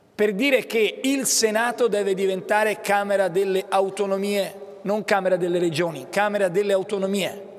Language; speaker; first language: Italian; native; Italian